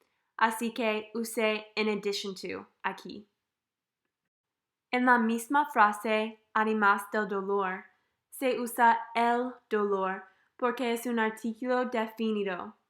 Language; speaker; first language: Spanish; non-native, fluent; English